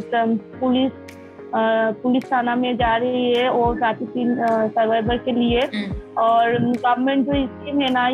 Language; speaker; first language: Hindi; non-native, local second language; Bangla